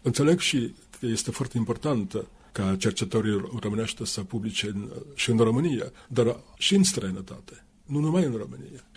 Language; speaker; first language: Romanian; non-native, fluent; Finnish